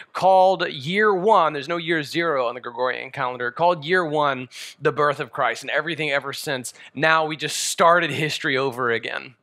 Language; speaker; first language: English; native; English